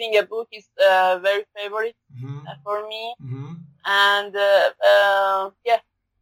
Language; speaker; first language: English; non-native, learner; Persian